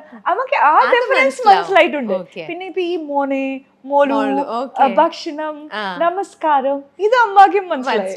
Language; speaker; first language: Malayalam; non-native, local second language; Punjabi